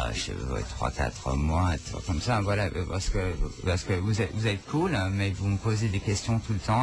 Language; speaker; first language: French; non-native, local second language; English